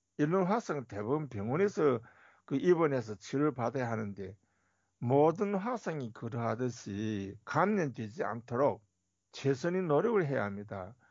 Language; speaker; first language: Korean; native; Korean